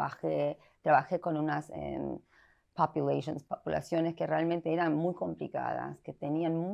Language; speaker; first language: Spanish; early bilingual, heritage; Spanish